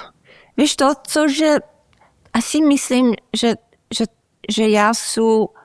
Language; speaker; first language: Czech; early bilingual, heritage; Czech